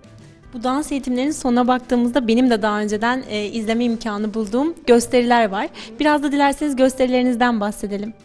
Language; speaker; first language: Turkish; native; Turkish